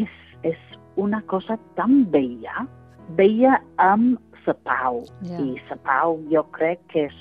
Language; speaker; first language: Catalan; non-native, fluent; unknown